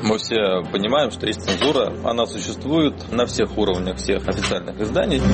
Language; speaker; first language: Russian; native; Russian